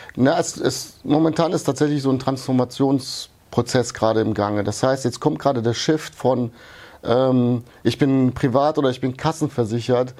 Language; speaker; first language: German; early bilingual, other home language; Hungarian